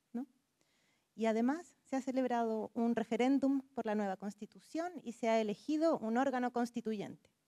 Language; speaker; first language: Spanish; native; Spanish